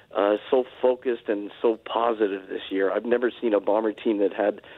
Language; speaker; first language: English; native; English